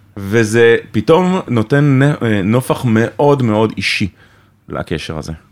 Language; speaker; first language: Hebrew; native; Hebrew